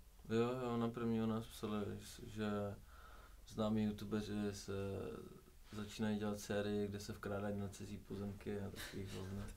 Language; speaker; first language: Czech; native; Czech